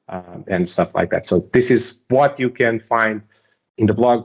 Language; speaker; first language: English; non-native, fluent; Portuguese